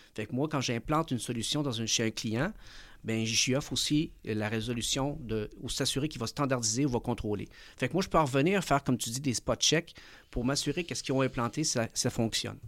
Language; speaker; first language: French; early bilingual, other home language; Spanish